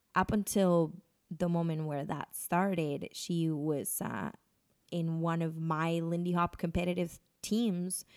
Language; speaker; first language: English; non-native, fluent; Spanish